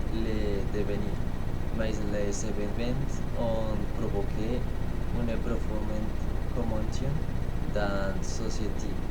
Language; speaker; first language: French; non-native, learner; Spanish